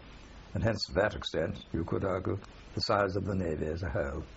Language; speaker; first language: English; native; English